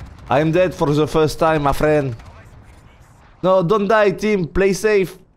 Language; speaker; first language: English; non-native, learner; French